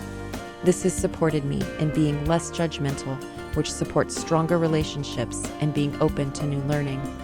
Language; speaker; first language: English; native; English